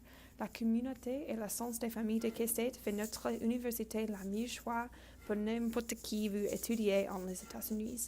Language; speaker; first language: French; non-native, learner; English